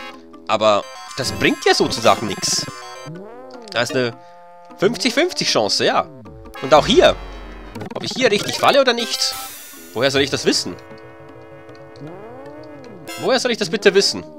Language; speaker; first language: German; native; German